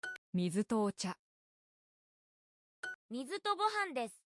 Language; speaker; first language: Japanese; non-native, learner; English